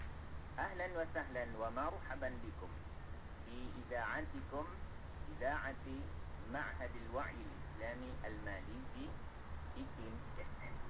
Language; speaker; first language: Arabic; non-native, fluent; Malay